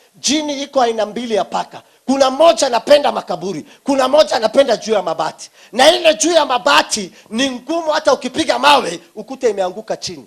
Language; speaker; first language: Swahili; non-native, local second language; Somali